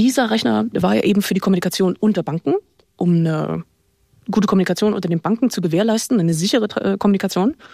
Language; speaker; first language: German; native; German